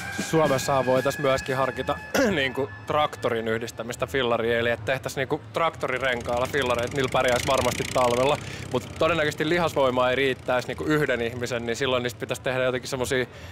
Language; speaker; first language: Finnish; native; Finnish